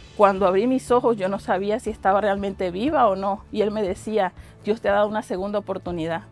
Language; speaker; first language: Spanish; native; Spanish